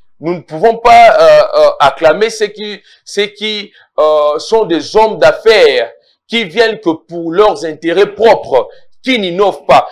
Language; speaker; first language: French; non-native, local second language; Lingala